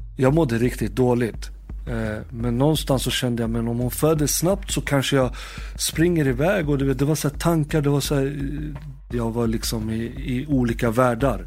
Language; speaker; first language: Swedish; early bilingual, other home language; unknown